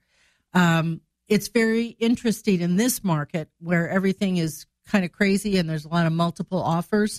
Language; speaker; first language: English; native; English